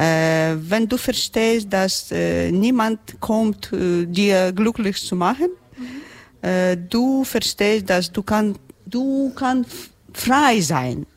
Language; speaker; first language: German; non-native, learner; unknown